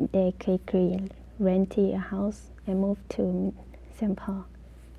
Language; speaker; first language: English; non-native, learner; Lao